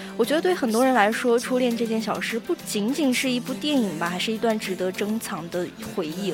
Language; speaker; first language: Chinese; native; Chinese